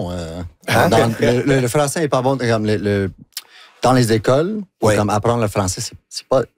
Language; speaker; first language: French; non-native, local second language; English